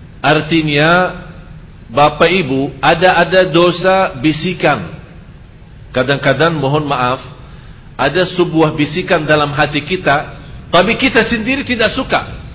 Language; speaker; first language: Indonesian; non-native, fluent; Arabic